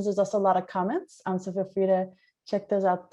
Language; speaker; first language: English; native; English